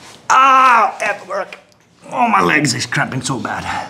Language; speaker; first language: English; non-native, fluent; Finnish